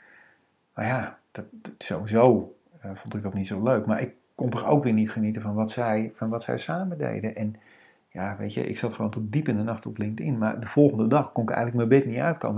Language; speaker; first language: Dutch; native; Dutch